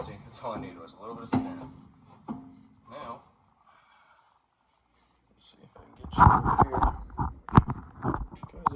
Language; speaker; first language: English; native; English